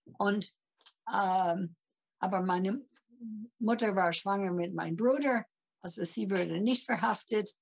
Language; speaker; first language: German; early bilingual, heritage; English